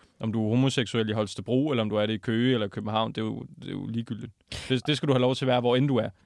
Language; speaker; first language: Danish; native; Danish